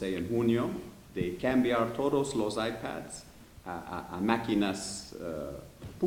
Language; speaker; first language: Spanish; non-native, learner; English